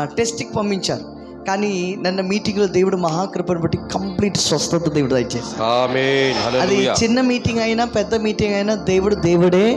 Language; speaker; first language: Telugu; non-native, local second language; Malayalam